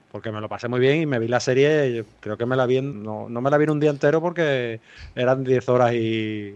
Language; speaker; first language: Spanish; native; Spanish